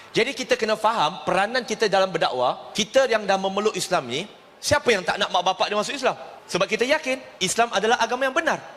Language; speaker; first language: Malay; non-native, local second language; Chinese